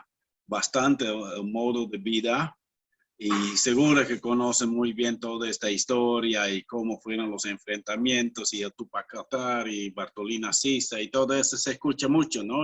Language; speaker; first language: Spanish; non-native, fluent; Dutch